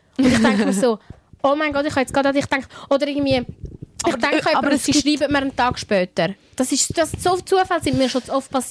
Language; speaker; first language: German; native; German